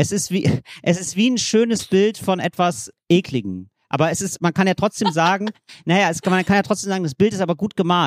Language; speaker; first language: German; native; German